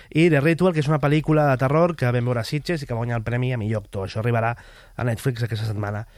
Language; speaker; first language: Catalan; native; Catalan